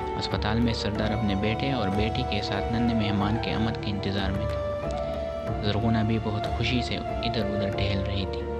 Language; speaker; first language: Urdu; non-native, local second language; Pashto